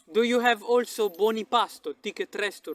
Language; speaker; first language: English; non-native, local second language; Italian